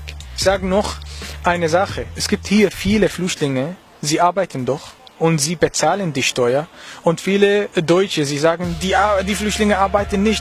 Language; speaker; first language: German; non-native, learner; Arabic